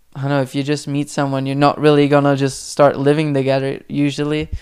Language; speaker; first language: English; non-native, fluent; Dutch